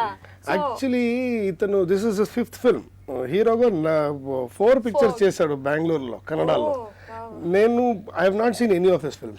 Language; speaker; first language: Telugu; non-native, learner; Kannada